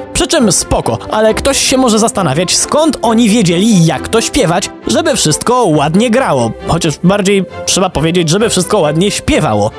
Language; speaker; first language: Polish; native; Polish